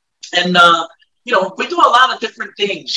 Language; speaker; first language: English; native; English